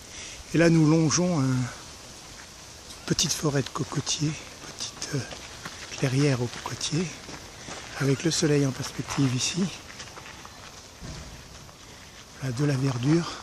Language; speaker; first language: French; native; French